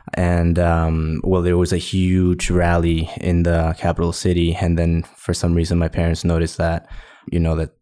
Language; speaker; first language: English; early bilingual, other home language; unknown